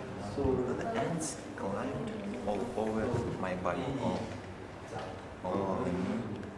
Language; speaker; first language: English; non-native, learner; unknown